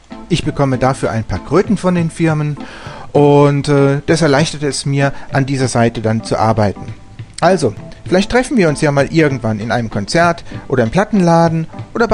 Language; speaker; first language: German; native; German